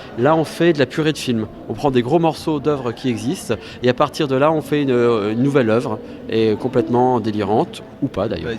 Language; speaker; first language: French; native; French